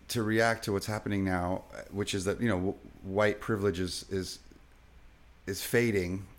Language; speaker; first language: English; native; English